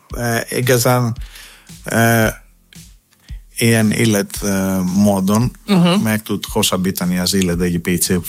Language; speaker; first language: Hungarian; non-native, learner; Greek